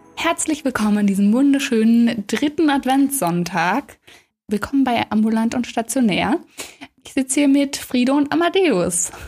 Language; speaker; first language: German; native; German